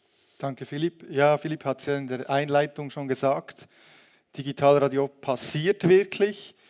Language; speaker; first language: German; native; German